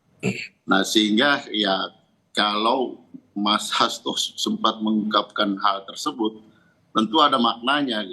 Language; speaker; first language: Indonesian; native; Indonesian